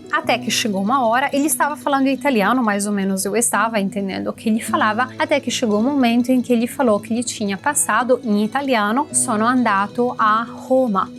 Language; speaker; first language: Portuguese; non-native, fluent; Italian